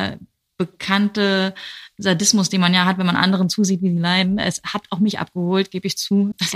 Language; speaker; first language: German; native; German